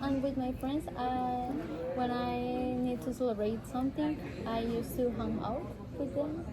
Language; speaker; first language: English; non-native, learner; Spanish